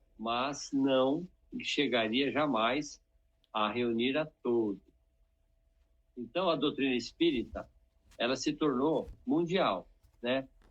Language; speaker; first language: Portuguese; native; Portuguese